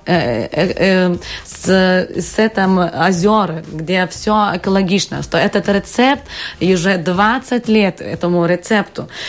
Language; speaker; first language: Russian; non-native, fluent; Lithuanian